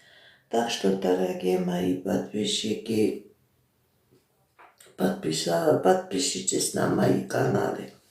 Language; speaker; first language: Russian; non-native, local second language; Armenian